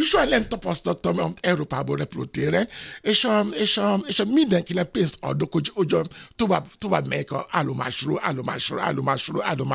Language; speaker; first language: Hungarian; non-native, fluent; Yoruba